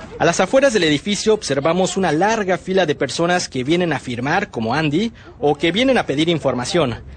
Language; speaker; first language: Spanish; native; Spanish